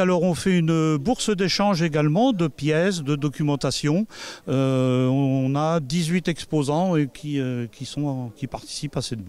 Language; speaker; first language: French; native; French